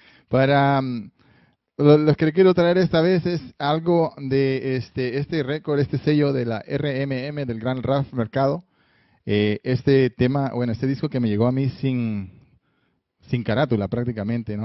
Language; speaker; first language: Spanish; native; Spanish